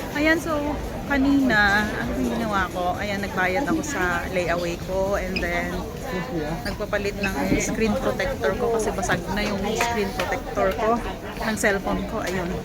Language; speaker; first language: Filipino; native; Filipino